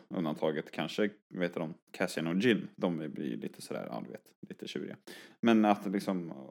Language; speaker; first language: Swedish; native; Swedish